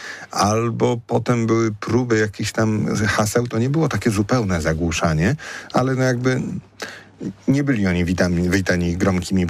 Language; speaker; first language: Polish; native; Polish